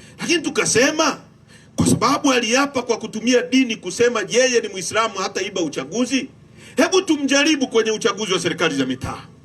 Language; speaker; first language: Swahili; native; Swahili